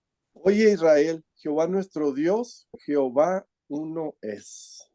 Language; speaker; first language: Spanish; native; Spanish